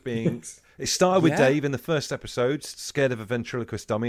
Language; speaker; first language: English; native; English